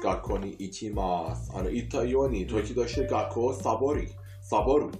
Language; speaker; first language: Japanese; non-native, fluent; Persian